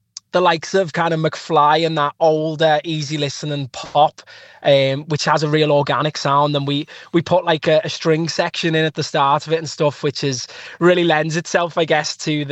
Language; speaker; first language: English; native; English